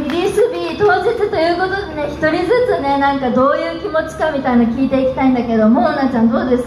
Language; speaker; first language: Japanese; native; Japanese